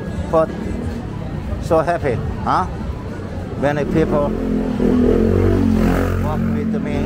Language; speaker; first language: English; non-native, learner; Korean